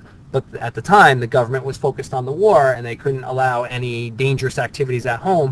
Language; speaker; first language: English; native; English